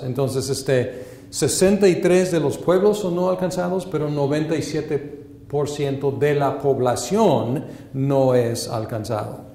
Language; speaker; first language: Spanish; non-native, fluent; English